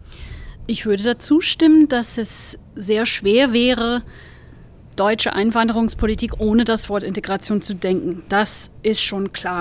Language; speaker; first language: German; non-native, fluent; English